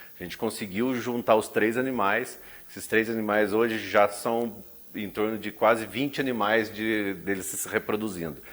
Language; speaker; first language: Portuguese; native; Portuguese